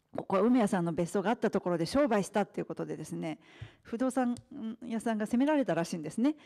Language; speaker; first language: Japanese; native; Japanese